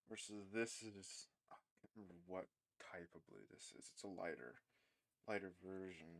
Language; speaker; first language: English; native; English